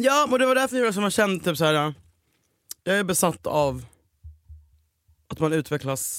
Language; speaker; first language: Swedish; native; Swedish